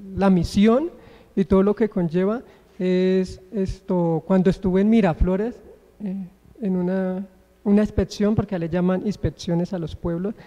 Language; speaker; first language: Spanish; native; Spanish